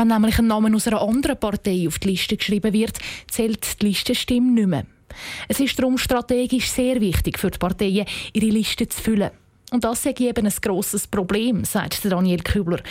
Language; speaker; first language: German; native; German